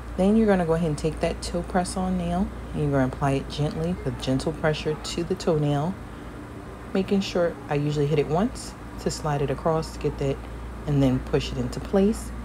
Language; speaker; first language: English; native; English